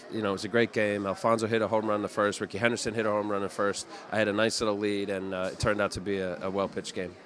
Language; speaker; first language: English; native; English